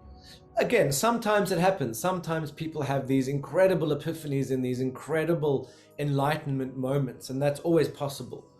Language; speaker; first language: English; native; English